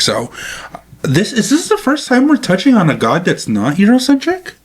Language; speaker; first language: English; native; English